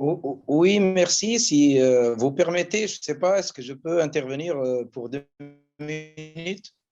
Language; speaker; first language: French; non-native, local second language; Arabic